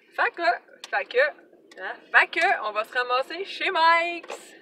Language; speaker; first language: French; native; French